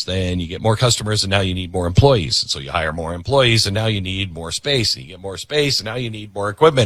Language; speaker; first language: English; native; English